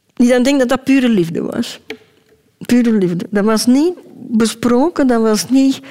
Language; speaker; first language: Dutch; native; Dutch